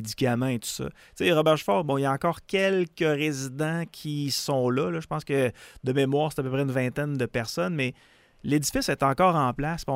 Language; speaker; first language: French; native; French